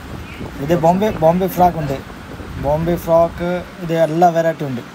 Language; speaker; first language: Malayalam; non-native, local second language; Hindi